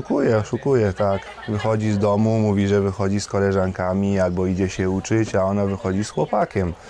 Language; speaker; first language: Polish; early bilingual, heritage; Polish